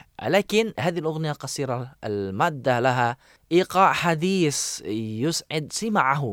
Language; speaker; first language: Arabic; native; Arabic